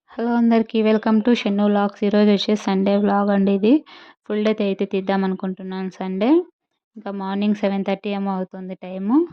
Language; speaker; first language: Telugu; native; Telugu